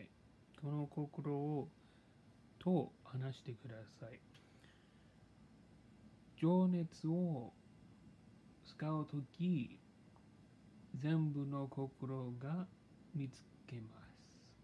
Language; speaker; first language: Japanese; non-native, learner; English